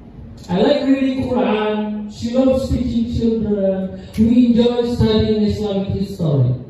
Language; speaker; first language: English; non-native, learner; Indonesian